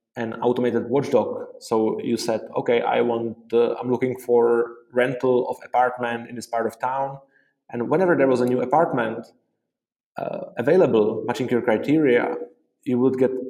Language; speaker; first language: English; non-native, fluent; Czech